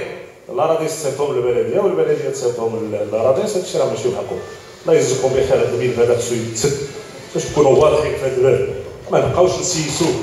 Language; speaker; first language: Arabic; native; Arabic